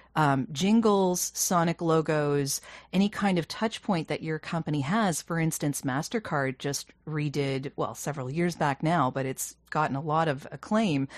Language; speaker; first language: English; native; English